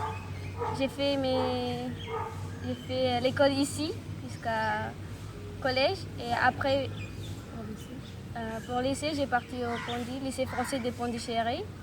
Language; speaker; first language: French; non-native, fluent; Tamil